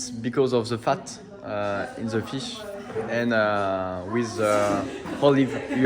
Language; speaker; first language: English; non-native, learner; French